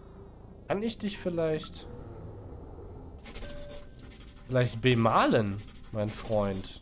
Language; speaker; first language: German; native; German